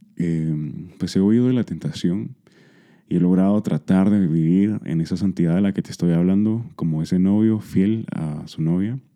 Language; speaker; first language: Spanish; early bilingual, heritage; Spanish